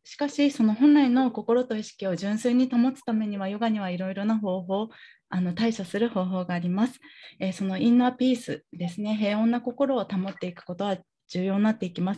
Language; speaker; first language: Japanese; native; Japanese